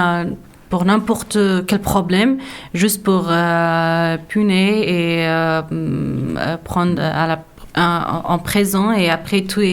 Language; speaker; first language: French; non-native, learner; Persian